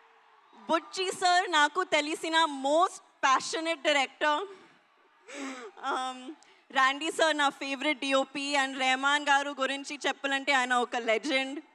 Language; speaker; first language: Telugu; non-native, learner; Hindi